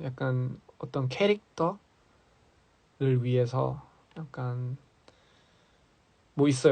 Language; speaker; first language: Korean; early bilingual, heritage; English